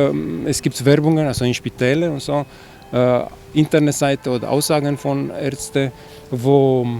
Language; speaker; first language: German; non-native, fluent; Chinese